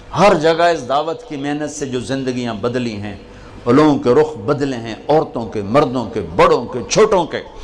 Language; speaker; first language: Urdu; non-native, local second language; Punjabi